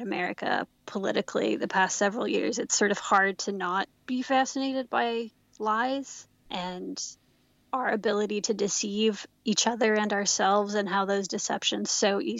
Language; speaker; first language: English; native; English